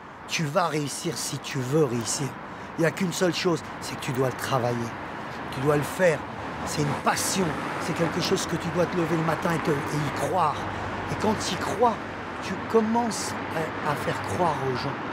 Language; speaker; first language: French; native; French